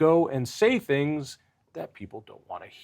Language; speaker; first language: English; native; English